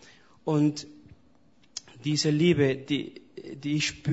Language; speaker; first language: German; non-native, fluent; Spanish